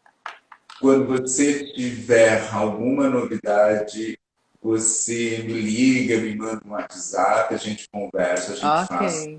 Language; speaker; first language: Portuguese; native; Portuguese